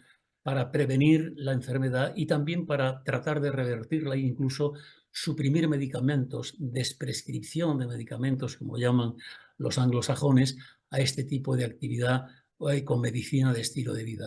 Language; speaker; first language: Spanish; native; Spanish